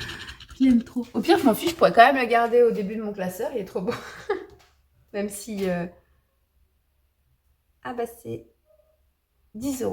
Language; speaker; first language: French; native; French